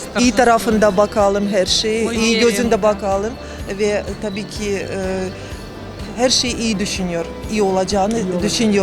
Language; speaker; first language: Turkish; non-native, learner; Russian